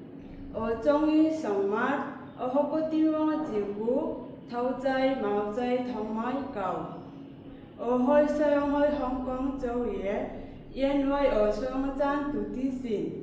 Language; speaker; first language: Cantonese; non-native, learner; Bangla